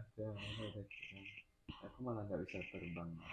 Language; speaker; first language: Indonesian; native; Indonesian